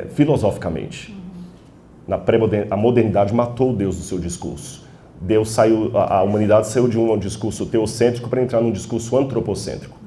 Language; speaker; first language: Portuguese; native; Portuguese